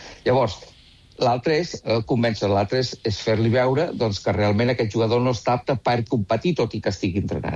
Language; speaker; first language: Catalan; native; Catalan